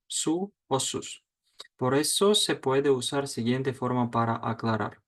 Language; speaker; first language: Spanish; non-native, fluent; Ukrainian